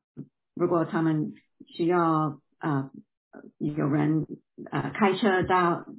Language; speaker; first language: Chinese; non-native, fluent; English